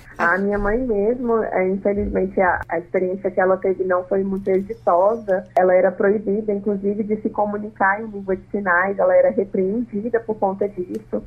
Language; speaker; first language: Portuguese; non-native, local second language; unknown